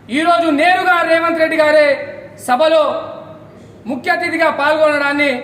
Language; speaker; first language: Telugu; non-native, local second language; Lambadi